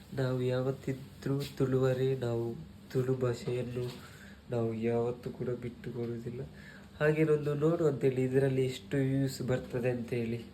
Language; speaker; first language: Kannada; non-native, local second language; Tulu